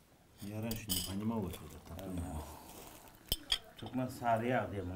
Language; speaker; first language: Russian; early bilingual, heritage; Russian